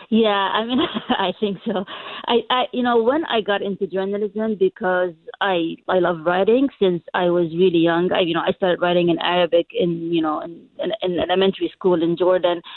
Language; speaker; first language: English; non-native, fluent; Arabic